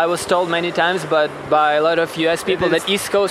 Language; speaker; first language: English; non-native, fluent; Ukrainian